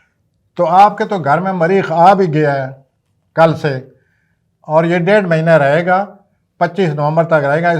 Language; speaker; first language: Urdu; native; Urdu